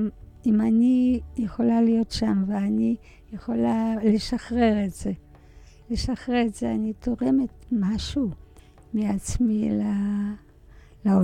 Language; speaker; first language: Hebrew; early bilingual, other home language; Polish